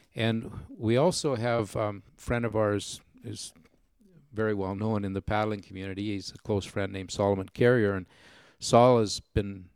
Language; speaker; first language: English; native; English